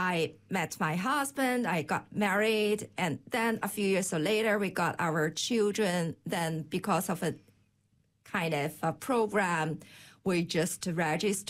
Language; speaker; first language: English; non-native, fluent; Chinese